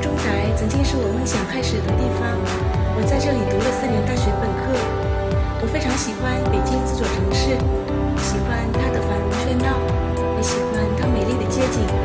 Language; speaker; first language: Chinese; non-native, fluent; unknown